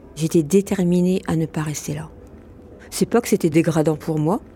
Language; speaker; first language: French; non-native, local second language; Arabic